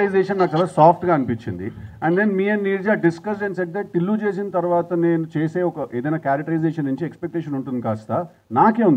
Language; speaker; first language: Telugu; native; Telugu